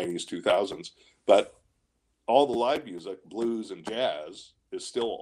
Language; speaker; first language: English; native; English